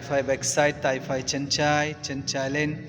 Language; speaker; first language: Vietnamese; non-native, fluent; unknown